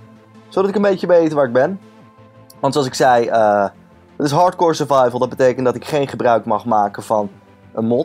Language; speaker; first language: Dutch; native; Dutch